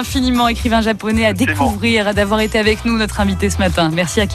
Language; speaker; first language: French; native; French